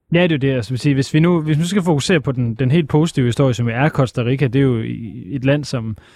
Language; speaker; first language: Danish; native; Danish